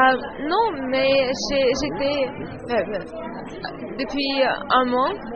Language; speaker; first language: French; non-native, fluent; Russian